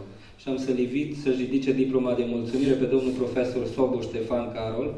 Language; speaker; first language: Romanian; native; Romanian